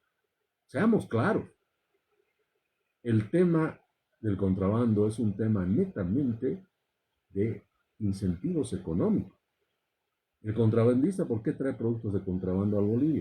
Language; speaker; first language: Spanish; native; Spanish